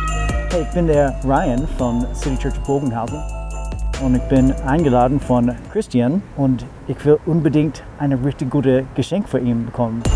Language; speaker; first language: German; non-native, fluent; English